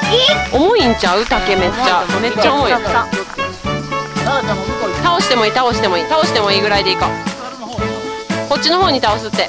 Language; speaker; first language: Japanese; native; Japanese